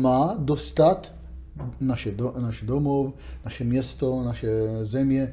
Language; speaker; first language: Czech; non-native, learner; Hebrew